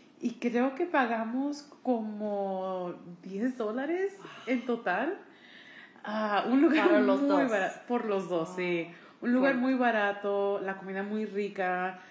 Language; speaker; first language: Spanish; early bilingual, heritage; Spanish